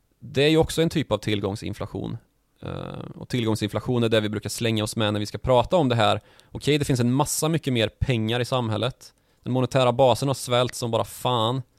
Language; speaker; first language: Swedish; native; Swedish